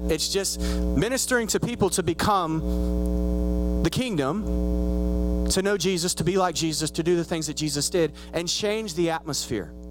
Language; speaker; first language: English; native; English